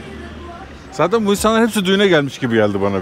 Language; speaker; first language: Turkish; native; Turkish